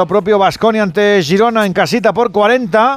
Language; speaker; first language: Spanish; native; Spanish